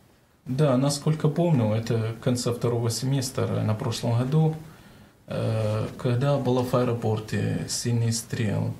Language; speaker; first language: Russian; non-native, learner; Arabic